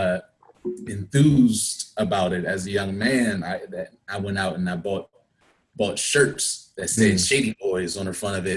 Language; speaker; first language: English; native; English